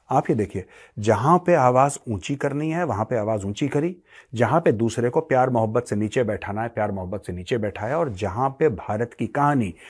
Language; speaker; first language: Hindi; native; Hindi